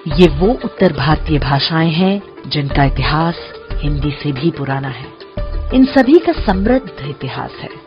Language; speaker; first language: Hindi; native; Hindi